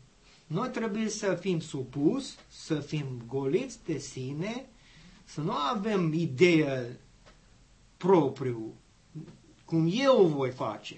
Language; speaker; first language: Romanian; non-native, learner; English